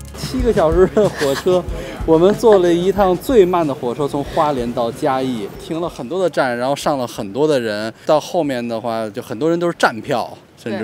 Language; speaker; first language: Chinese; native; Chinese